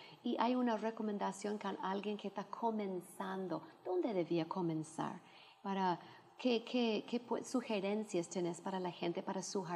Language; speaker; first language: Spanish; non-native, fluent; English